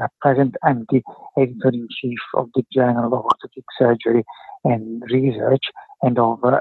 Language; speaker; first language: English; non-native, fluent; Italian